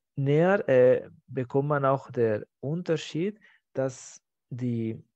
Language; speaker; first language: German; non-native, fluent; Spanish